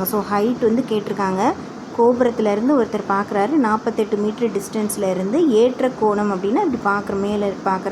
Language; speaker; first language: Tamil; native; Tamil